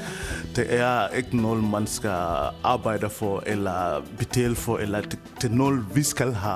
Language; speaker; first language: Danish; non-native, fluent; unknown